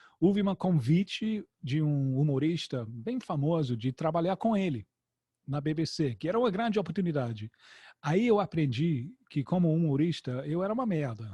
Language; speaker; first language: Portuguese; non-native, fluent; English